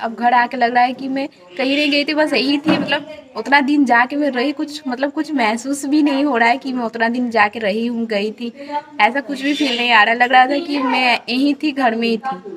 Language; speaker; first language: Hindi; non-native, local second language; Bangla